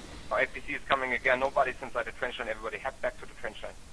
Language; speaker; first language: English; non-native, fluent; German